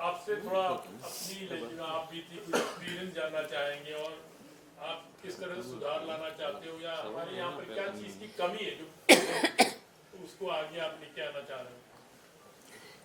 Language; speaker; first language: Hindi; native; Hindi